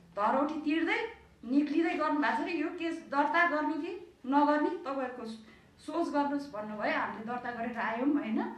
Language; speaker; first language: Nepali; non-native, local second language; Eastern Tamang